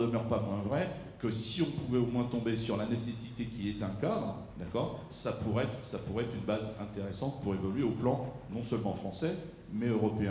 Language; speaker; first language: French; native; French